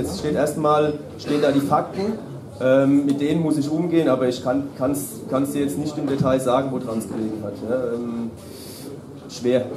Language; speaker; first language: German; native; German